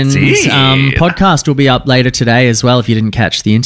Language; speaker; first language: English; native; English